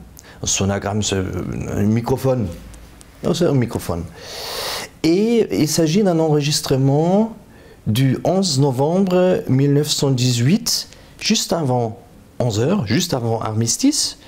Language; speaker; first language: French; non-native, fluent; German